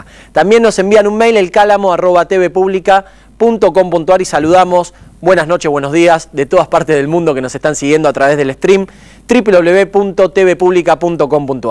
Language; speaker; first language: Spanish; native; Spanish